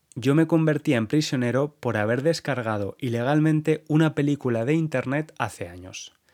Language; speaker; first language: Spanish; native; Spanish